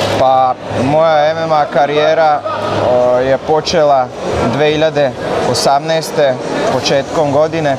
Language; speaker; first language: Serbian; non-native, local second language; Slovak